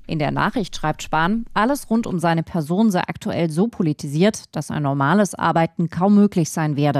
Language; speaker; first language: German; native; German